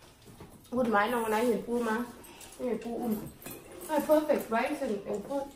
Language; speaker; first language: English; non-native, learner; Thai